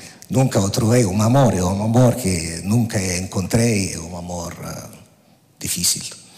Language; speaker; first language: Portuguese; non-native, learner; Arabic